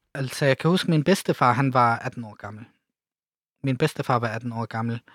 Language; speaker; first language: Danish; early bilingual, other home language; Arabic